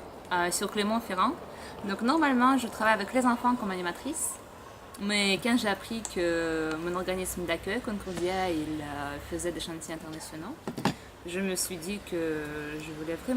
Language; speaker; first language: French; non-native, fluent; Russian